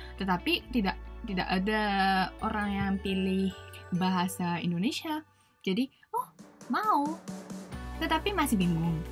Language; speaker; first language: Indonesian; non-native, fluent; Japanese